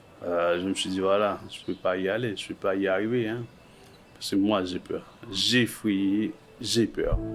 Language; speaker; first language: French; non-native, local second language; Haitian Creole